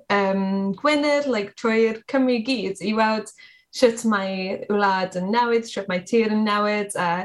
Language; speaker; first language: Welsh; non-native, learner; English